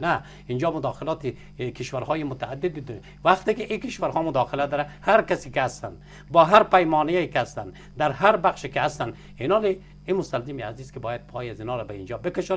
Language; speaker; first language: Persian; native; Persian